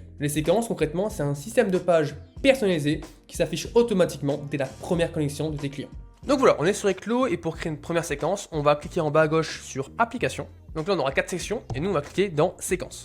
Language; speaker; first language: French; native; French